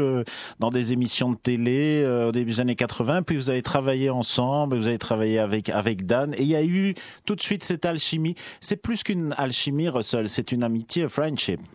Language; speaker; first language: French; native; French